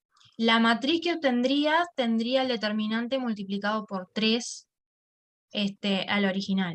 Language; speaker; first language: Spanish; native; Spanish